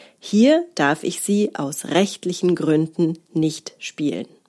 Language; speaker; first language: German; native; German